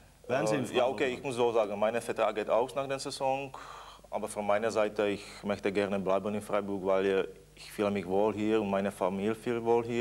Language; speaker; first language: German; non-native, fluent; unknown